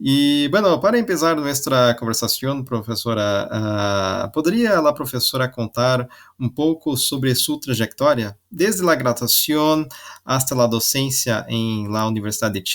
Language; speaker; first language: Portuguese; non-native, learner; Spanish